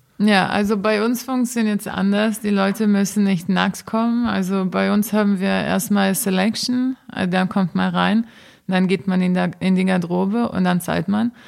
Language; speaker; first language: German; non-native, fluent; Portuguese